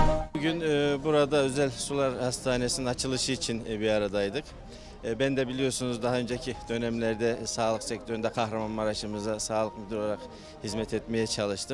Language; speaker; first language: Turkish; native; Turkish